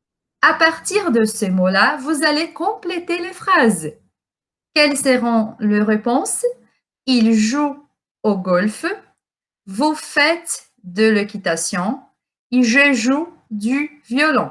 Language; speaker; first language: French; non-native, fluent; Portuguese